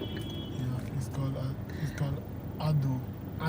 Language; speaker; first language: English; non-native, fluent; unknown